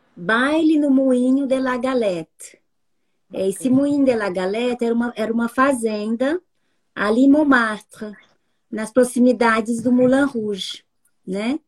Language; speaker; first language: Portuguese; native; Portuguese